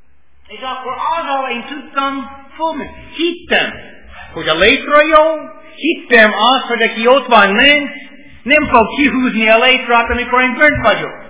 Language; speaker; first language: Hungarian; non-native, fluent; English